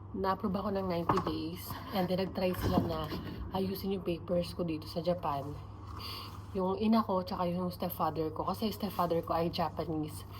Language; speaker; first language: Filipino; native; Filipino